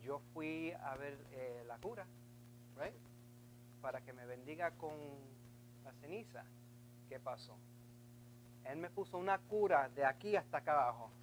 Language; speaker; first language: Spanish; early bilingual, heritage; Spanish